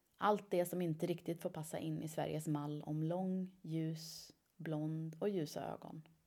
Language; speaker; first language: Swedish; early bilingual, other home language; Persian